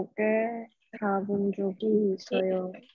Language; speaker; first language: Korean; non-native, learner; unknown